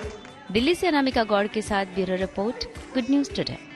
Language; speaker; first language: Hindi; native; Hindi